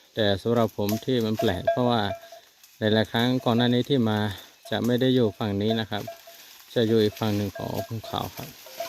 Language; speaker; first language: Thai; non-native, local second language; Karen languages